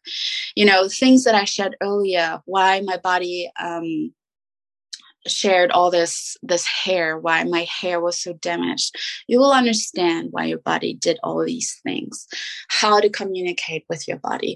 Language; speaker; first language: English; non-native, fluent; German